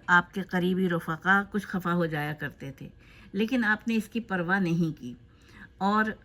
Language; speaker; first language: Urdu; native; Urdu